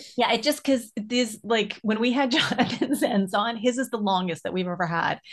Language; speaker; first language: English; native; English